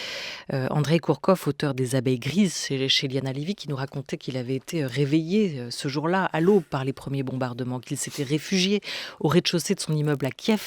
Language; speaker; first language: French; native; French